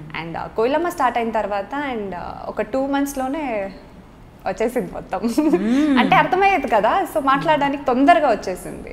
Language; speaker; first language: Telugu; non-native, local second language; Kannada